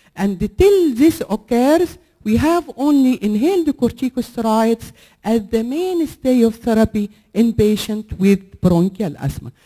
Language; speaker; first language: English; non-native, fluent; Arabic